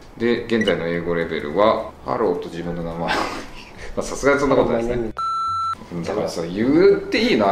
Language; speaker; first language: Japanese; native; Japanese